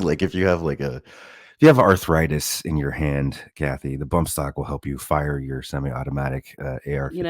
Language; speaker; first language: English; native; English